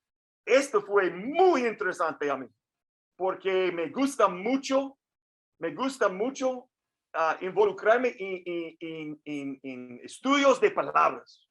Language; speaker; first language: Spanish; non-native, fluent; English